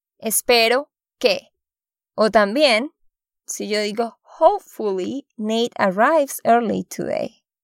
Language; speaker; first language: Spanish; native; Spanish